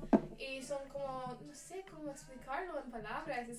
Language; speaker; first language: Spanish; non-native, learner; English